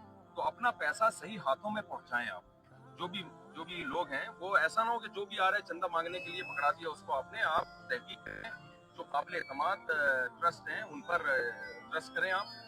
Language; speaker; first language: Urdu; native; Urdu